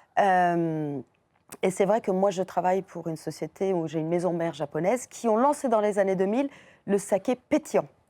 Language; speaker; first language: French; non-native, fluent; Persian